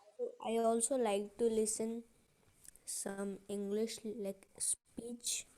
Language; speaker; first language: English; non-native, learner; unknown